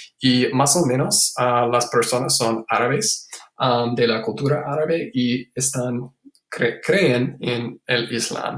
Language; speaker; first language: Spanish; non-native, fluent; English